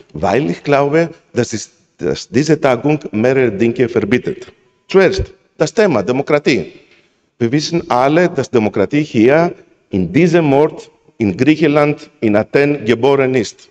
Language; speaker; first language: German; non-native, fluent; Greek